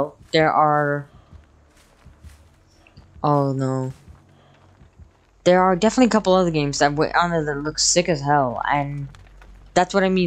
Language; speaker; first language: English; native; English